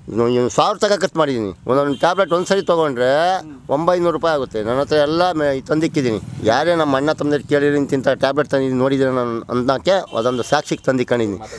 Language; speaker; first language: Kannada; native; Kannada